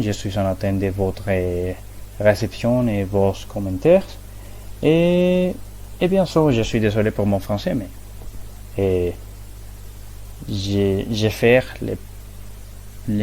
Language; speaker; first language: French; non-native, learner; Spanish